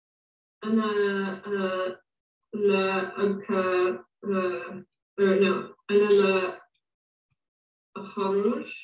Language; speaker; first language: Arabic; non-native, learner; English